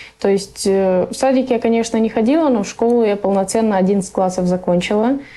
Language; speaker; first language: Russian; early bilingual, other home language; Persian